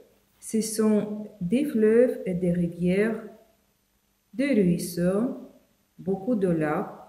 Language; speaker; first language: French; non-native, fluent; Ukrainian